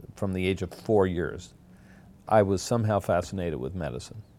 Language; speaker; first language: English; native; English